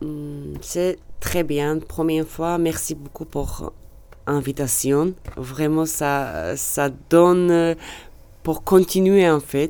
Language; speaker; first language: French; non-native, learner; Georgian